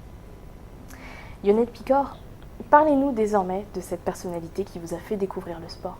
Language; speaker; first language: French; native; French